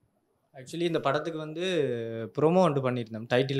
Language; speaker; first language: Tamil; native; Tamil